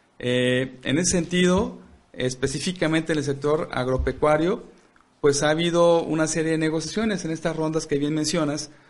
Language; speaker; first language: Spanish; native; Spanish